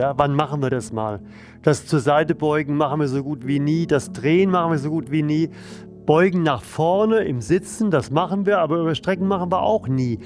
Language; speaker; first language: German; native; German